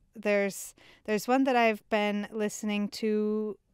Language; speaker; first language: English; native; English